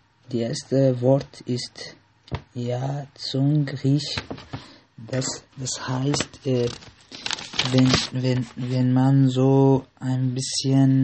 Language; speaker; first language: German; non-native, learner; Arabic